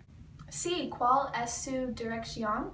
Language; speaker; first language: Spanish; non-native, learner; English